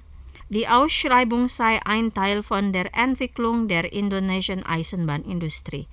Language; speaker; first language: German; non-native, fluent; Indonesian